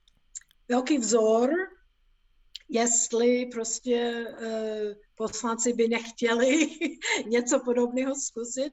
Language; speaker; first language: Czech; non-native, fluent; English